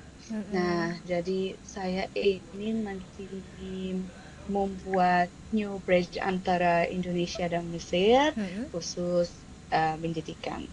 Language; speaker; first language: Indonesian; non-native, fluent; Arabic